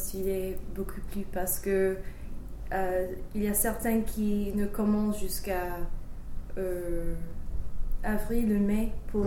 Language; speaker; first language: French; non-native, fluent; English